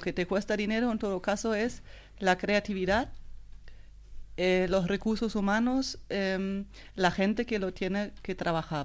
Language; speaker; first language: Spanish; non-native, fluent; German